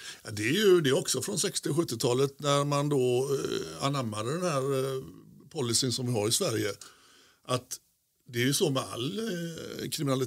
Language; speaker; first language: Swedish; native; Swedish